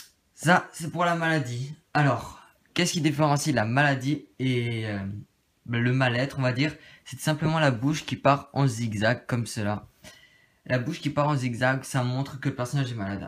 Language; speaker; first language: French; native; French